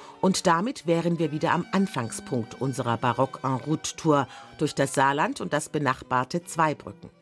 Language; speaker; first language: German; native; German